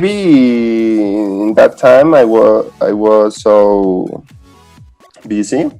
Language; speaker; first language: English; non-native, learner; Spanish